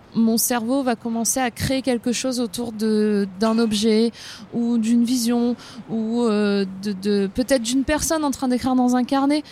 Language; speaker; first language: French; native; French